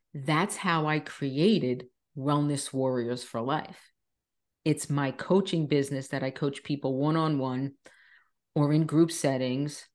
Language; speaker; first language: English; native; English